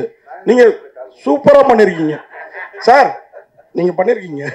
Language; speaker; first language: Tamil; native; Tamil